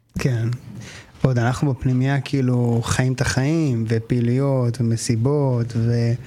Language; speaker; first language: Hebrew; native; Hebrew